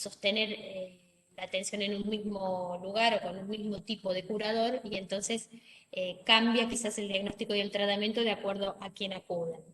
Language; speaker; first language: Spanish; native; Spanish